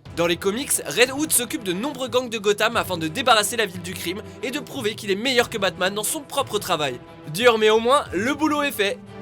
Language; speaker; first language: French; native; French